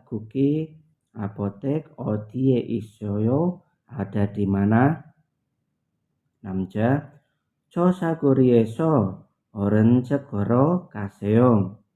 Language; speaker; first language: Korean; non-native, learner; Indonesian